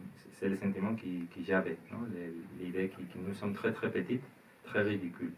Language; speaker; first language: French; non-native, learner; Spanish